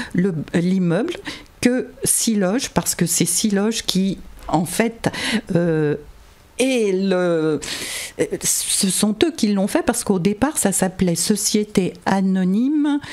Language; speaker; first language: French; native; French